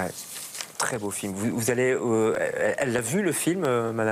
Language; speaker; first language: French; native; French